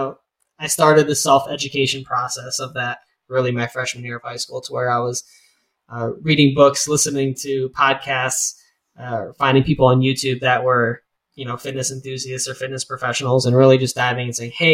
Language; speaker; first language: English; native; English